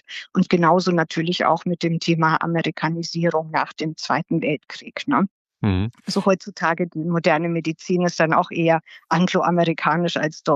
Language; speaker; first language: German; native; German